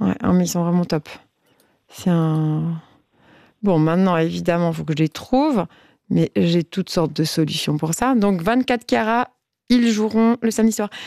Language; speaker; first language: French; native; French